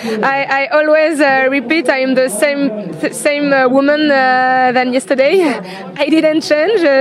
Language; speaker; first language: English; non-native, learner; French